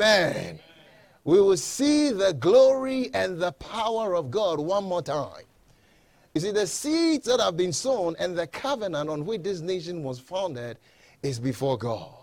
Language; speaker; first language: English; non-native, local second language; Akan